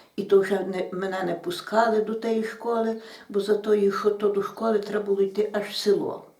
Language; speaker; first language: Ukrainian; native; Ukrainian